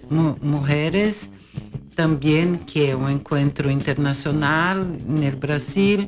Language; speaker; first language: Spanish; non-native, fluent; Portuguese